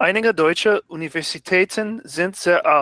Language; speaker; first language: German; non-native, learner; English